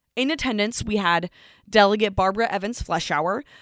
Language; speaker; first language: English; native; English